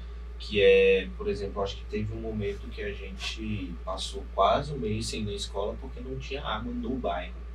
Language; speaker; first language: Portuguese; native; Portuguese